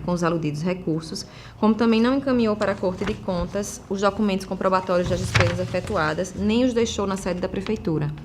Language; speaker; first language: Portuguese; native; Portuguese